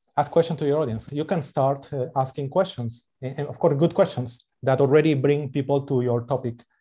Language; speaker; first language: English; non-native, fluent; Spanish